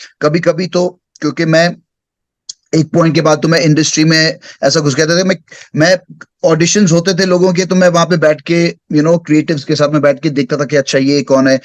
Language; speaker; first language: Hindi; early bilingual, heritage; Hindi